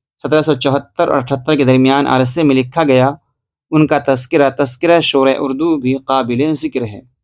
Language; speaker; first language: Urdu; native; Urdu